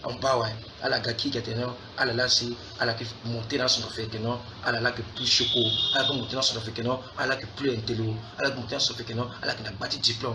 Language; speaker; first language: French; non-native, local second language; Sango